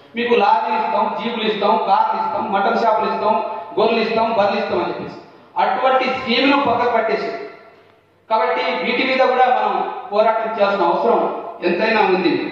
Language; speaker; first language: Telugu; non-native, local second language; Lambadi